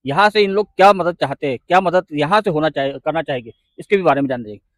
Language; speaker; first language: Hindi; non-native, local second language; Marathi